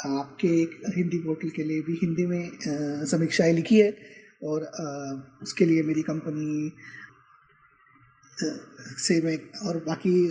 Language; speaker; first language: Hindi; non-native, local second language; Marathi